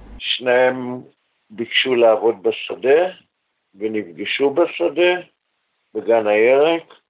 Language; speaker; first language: Hebrew; native; Hebrew